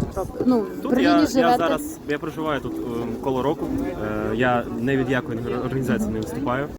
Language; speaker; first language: Ukrainian; non-native, local second language; Russian